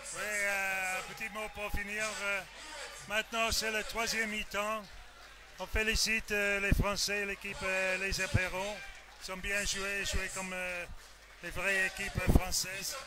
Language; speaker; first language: French; non-native, fluent; English